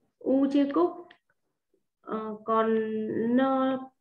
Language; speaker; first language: Korean; non-native, learner; Vietnamese